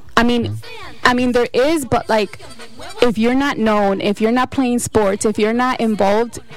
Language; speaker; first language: English; early bilingual, other home language; Spanish